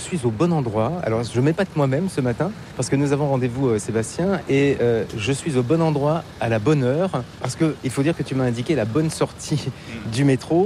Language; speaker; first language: French; native; French